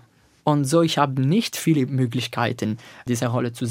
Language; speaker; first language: German; non-native, learner; Italian